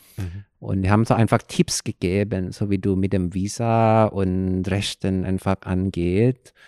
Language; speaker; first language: German; non-native, fluent; Thai